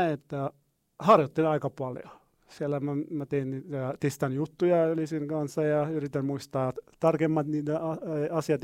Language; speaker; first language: Finnish; non-native, learner; Arabic